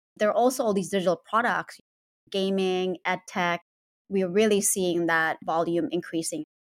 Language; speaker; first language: English; non-native, fluent; Indonesian